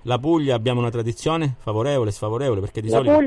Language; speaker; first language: Italian; native; Italian